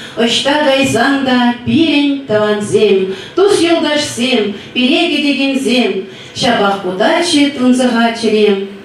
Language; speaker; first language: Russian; non-native, local second language; Chuvash